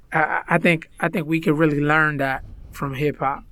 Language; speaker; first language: English; early bilingual, other home language; Spanish